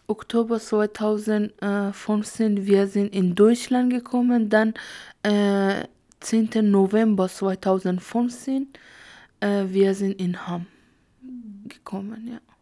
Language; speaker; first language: German; non-native, learner; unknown